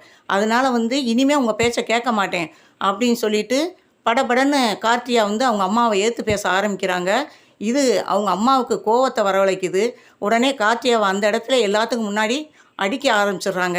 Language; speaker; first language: Tamil; native; Tamil